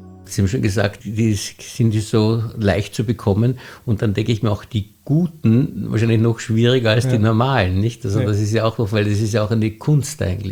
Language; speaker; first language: German; native; German